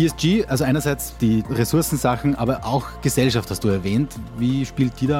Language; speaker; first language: German; native; German